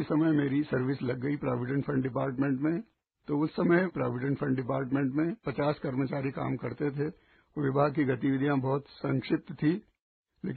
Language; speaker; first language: Hindi; native; Hindi